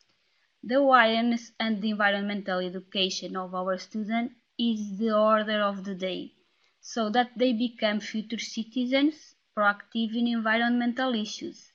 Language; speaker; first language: English; non-native, learner; Portuguese